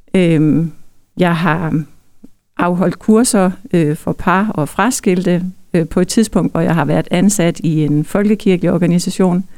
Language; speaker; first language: Danish; native; Danish